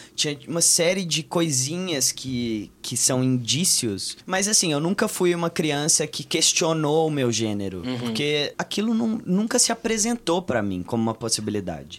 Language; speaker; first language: Portuguese; native; Portuguese